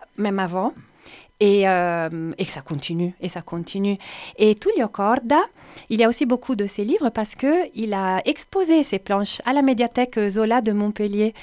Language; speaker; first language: French; non-native, fluent; Italian